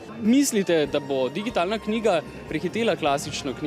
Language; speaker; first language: Slovenian; native; Slovenian